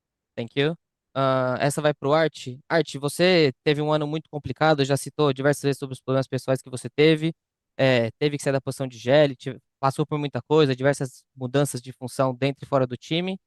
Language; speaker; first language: Portuguese; native; Portuguese